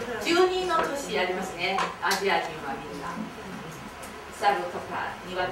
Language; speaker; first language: Japanese; non-native, fluent; Chinese